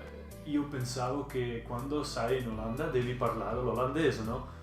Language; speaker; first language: Italian; early bilingual, heritage; Dutch